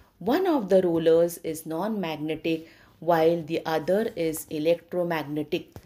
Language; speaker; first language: English; non-native, local second language; Marathi